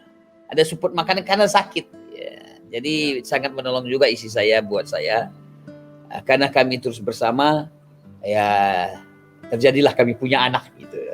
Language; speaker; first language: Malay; non-native, local second language; Achinese